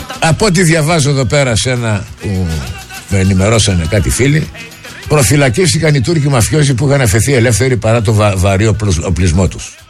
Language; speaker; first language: Greek; native; Greek